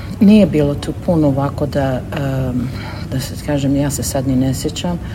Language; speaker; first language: Serbian; early bilingual, heritage; Serbian